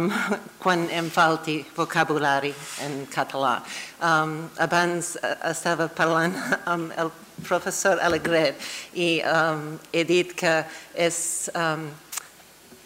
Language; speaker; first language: Catalan; non-native, fluent; English